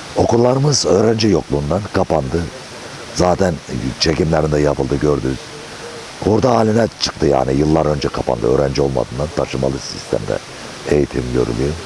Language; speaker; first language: Turkish; native; Turkish